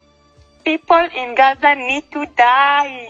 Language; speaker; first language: English; non-native, learner; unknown